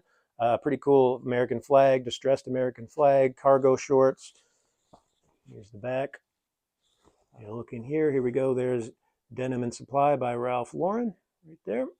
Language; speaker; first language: English; native; English